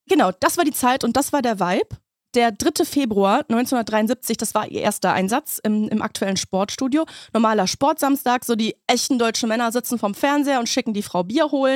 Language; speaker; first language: German; native; German